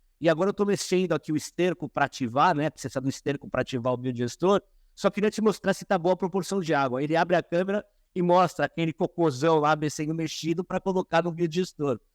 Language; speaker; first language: Portuguese; native; Portuguese